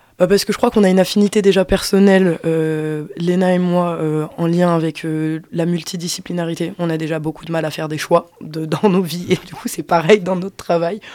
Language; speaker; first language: French; native; French